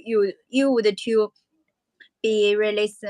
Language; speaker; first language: English; non-native, learner; Chinese